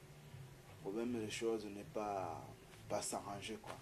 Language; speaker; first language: French; non-native, fluent; Kinyarwanda